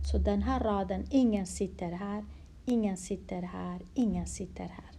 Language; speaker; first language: Swedish; non-native, fluent; Kurdish